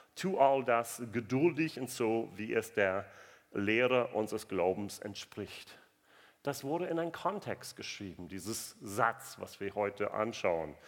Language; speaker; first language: German; non-native, fluent; English